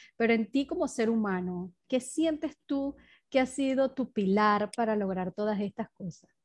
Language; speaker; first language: Spanish; native; Spanish